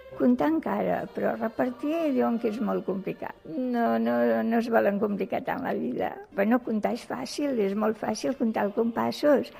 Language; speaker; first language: Catalan; native; Catalan